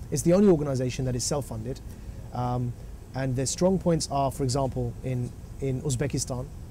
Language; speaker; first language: English; early bilingual, other home language; Urdu